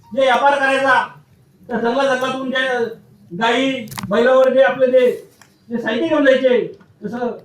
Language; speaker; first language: Marathi; non-native, local second language; Lambadi